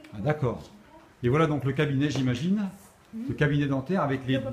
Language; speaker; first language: French; native; French